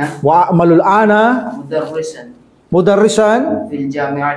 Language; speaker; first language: Arabic; non-native, learner; Filipino